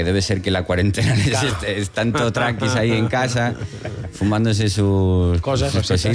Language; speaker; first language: Spanish; native; Spanish